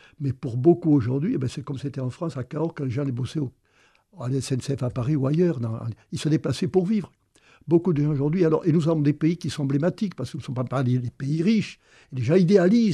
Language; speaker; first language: French; native; French